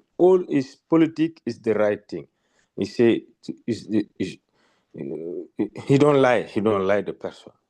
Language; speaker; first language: English; non-native, learner; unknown